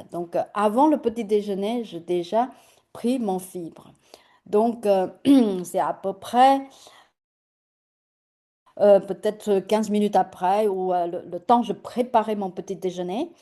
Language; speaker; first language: French; non-native, fluent; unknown